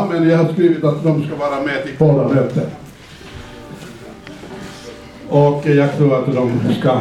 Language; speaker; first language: Swedish; non-native, fluent; Finnish